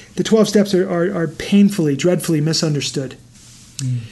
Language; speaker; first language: English; native; English